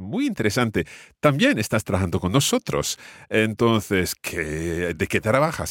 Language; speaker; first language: Spanish; non-native, fluent; English